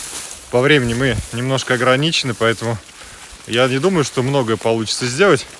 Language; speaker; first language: Russian; native; Russian